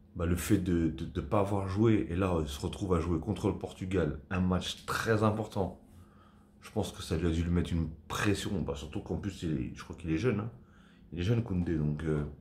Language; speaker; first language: French; native; French